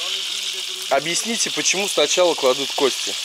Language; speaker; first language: Russian; native; Russian